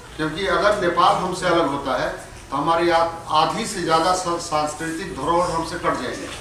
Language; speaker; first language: Hindi; native; Hindi